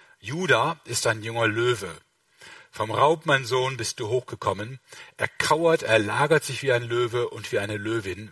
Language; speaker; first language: German; native; German